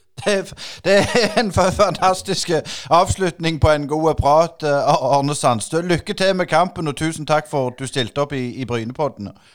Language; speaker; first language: Norwegian; native; Norwegian